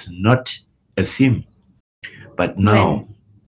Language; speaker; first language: English; non-native, local second language; Afrikaans